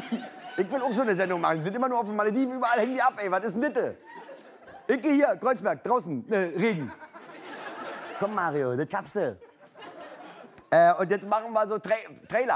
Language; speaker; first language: German; native; German